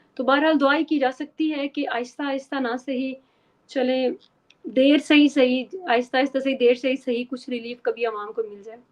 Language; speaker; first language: Urdu; native; Urdu